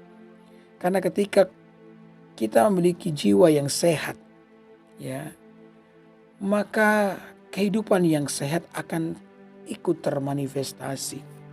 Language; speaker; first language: Indonesian; native; Indonesian